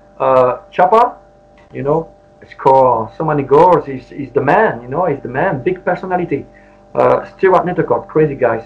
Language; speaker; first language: English; non-native, learner; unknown